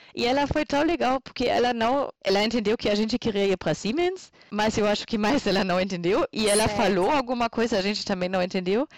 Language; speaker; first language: Portuguese; non-native, fluent; German